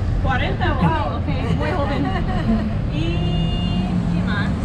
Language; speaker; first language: Spanish; non-native, learner; English